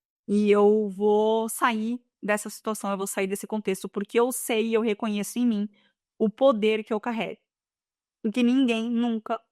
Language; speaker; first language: Portuguese; native; Portuguese